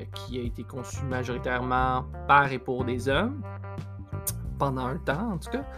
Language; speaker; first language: French; native; French